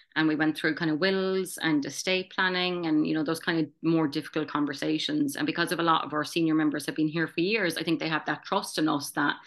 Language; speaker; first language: English; native; English